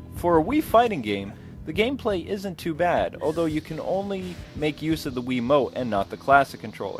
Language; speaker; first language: English; native; English